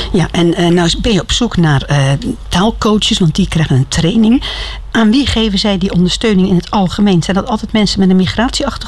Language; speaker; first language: Dutch; native; Dutch